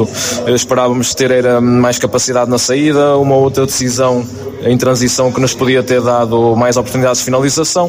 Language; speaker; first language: Portuguese; native; Portuguese